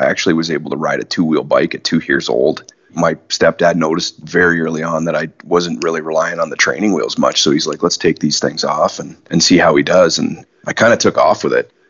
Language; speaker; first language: English; native; English